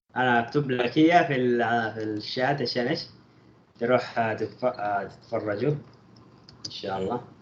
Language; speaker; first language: Arabic; non-native, local second language; Bangla